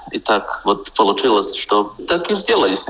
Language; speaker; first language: Russian; non-native, local second language; Latvian